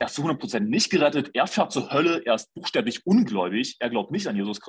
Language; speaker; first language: German; native; German